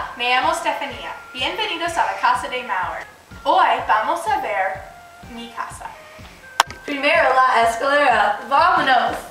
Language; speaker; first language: Spanish; non-native, learner; English